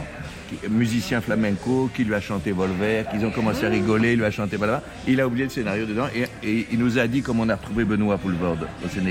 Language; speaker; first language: French; native; French